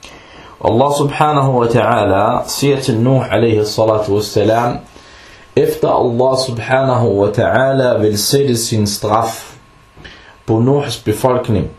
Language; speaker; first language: Danish; non-native, fluent; Arabic